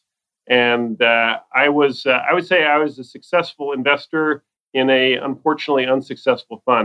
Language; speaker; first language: English; native; English